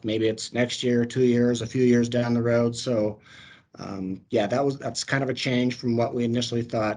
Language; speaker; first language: English; native; English